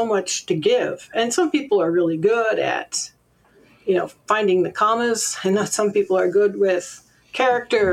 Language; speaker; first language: English; native; English